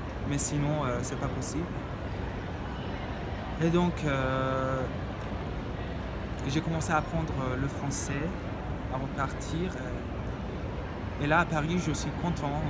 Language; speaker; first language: French; non-native, fluent; Persian